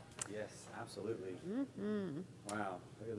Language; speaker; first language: English; native; English